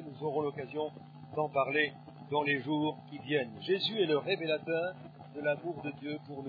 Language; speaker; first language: French; native; French